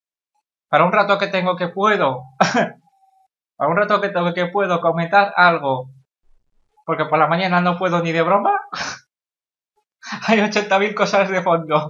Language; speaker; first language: Spanish; native; Spanish